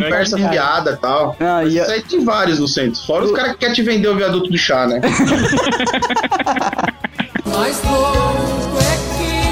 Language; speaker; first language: Portuguese; native; Portuguese